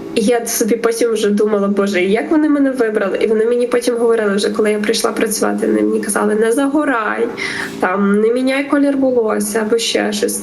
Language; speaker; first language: Ukrainian; native; Ukrainian